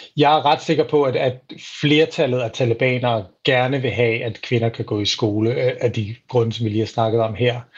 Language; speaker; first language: Danish; native; Danish